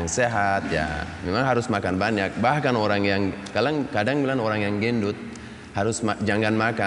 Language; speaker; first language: Indonesian; non-native, learner; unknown